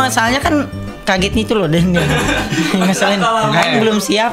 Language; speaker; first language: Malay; non-native, local second language; Sundanese